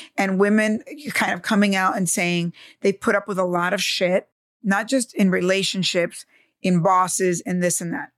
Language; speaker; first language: English; early bilingual, other home language; Spanish